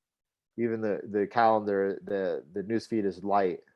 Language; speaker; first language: English; native; English